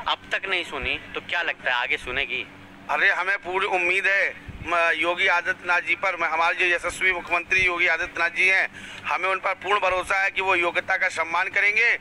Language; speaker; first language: Hindi; native; Hindi